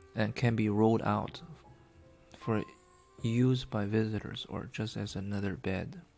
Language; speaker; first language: English; non-native, fluent; Chinese